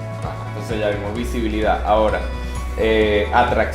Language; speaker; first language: Spanish; native; Spanish